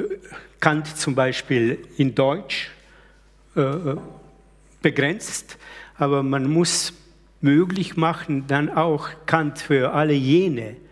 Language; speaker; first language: German; early bilingual, other home language; Slovenian